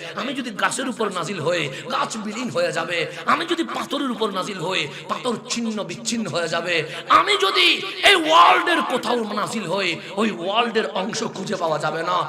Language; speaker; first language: Bangla; non-native, local second language; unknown